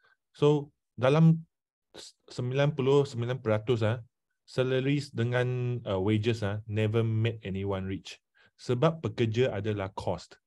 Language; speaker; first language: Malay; non-native, local second language; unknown